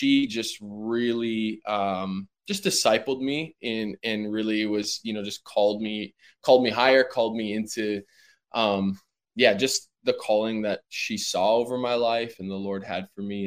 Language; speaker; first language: English; native; English